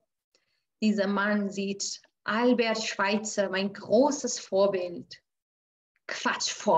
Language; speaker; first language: German; non-native, fluent; Albanian